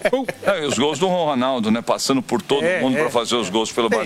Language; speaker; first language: Portuguese; native; Portuguese